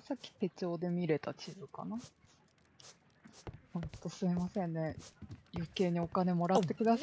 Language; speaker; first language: Japanese; native; Japanese